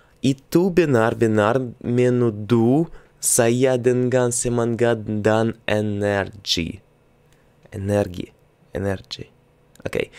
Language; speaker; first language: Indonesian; non-native, learner; Russian